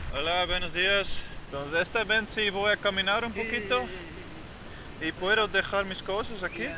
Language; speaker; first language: Spanish; non-native, learner; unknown